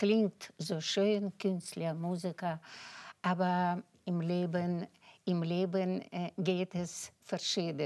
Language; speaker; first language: German; non-native, fluent; Russian